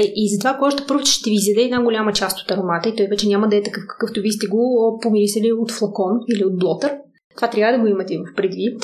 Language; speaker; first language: Bulgarian; early bilingual, heritage; Russian